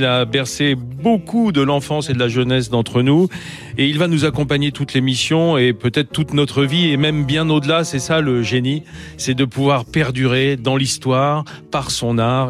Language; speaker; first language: French; native; French